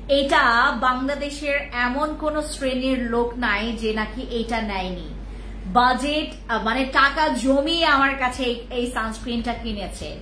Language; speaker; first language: Bangla; non-native, local second language; Khasi